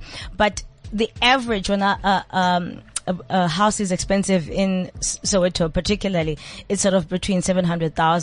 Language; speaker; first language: English; non-native, local second language; Zulu